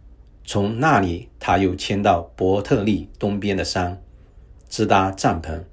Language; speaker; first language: Chinese; native; Chinese